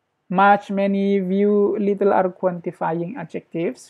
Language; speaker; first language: English; non-native, fluent; Indonesian